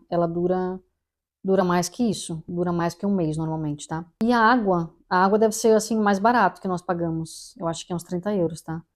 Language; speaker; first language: Portuguese; native; Portuguese